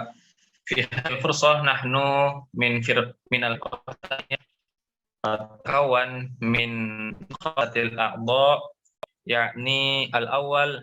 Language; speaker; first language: Arabic; non-native, learner; Indonesian